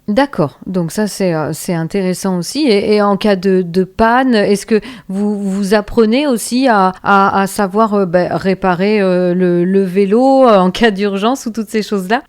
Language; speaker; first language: French; native; French